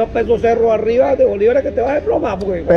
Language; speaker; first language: Spanish; native; Spanish